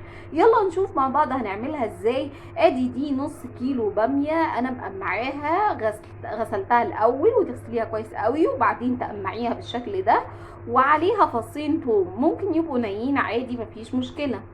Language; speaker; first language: Arabic; native; Arabic